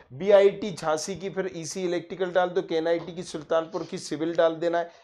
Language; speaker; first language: Hindi; native; Hindi